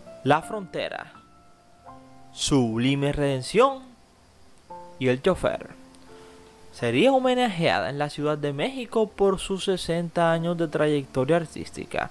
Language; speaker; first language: Spanish; native; Spanish